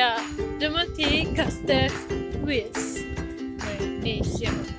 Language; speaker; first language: Welsh; non-native, learner; Malay